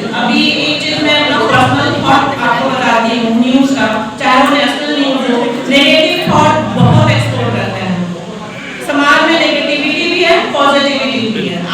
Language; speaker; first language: Hindi; native; Hindi